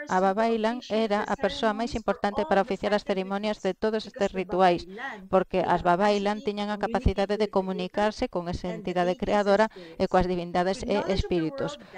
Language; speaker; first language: Galician; non-native, fluent; Filipino